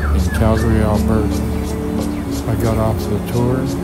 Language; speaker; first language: English; native; English